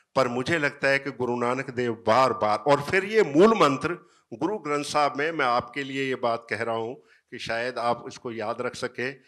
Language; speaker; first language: Hindi; native; Hindi